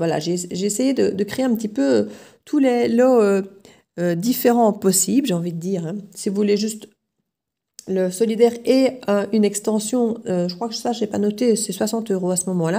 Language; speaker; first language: French; native; French